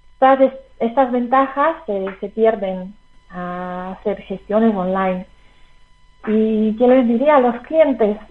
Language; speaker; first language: Spanish; non-native, fluent; Slovak